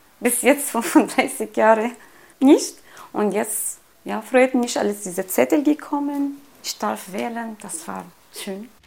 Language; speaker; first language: German; non-native, learner; Arabic